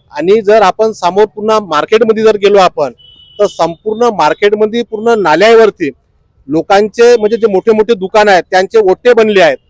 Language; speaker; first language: Marathi; native; Marathi